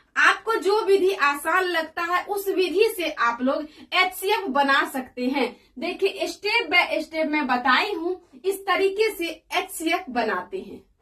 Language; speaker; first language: Hindi; native; Hindi